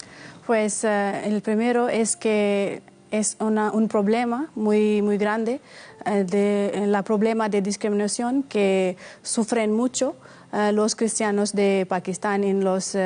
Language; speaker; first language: Spanish; non-native, fluent; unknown